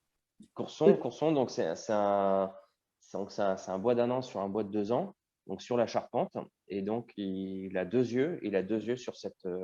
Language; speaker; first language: French; native; French